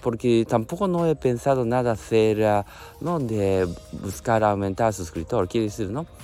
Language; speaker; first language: Spanish; non-native, learner; Japanese